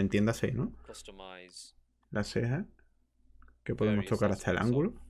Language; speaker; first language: Spanish; native; Spanish